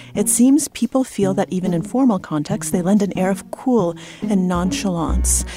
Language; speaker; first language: English; early bilingual, other home language; Russian